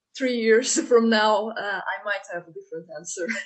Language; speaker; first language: English; non-native, fluent; Portuguese